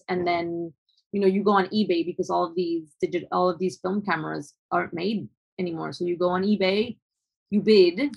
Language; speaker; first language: English; non-native, fluent; Spanish